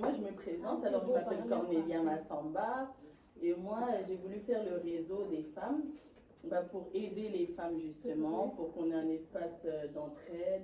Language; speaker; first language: French; native; French